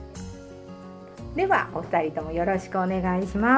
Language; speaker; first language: Japanese; native; Japanese